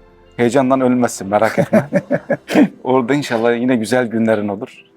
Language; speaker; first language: Turkish; native; Turkish